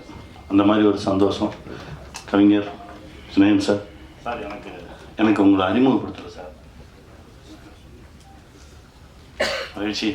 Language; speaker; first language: Tamil; native; Tamil